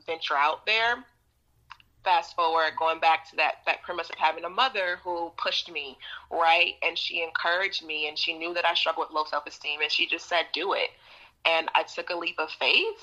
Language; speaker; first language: English; native; English